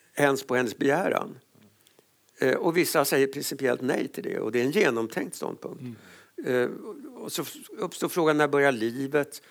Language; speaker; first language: Swedish; native; Swedish